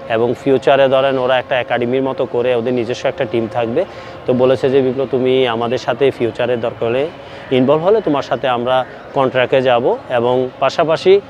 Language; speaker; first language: Bangla; native; Bangla